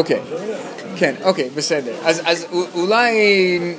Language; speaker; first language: Hebrew; non-native, fluent; English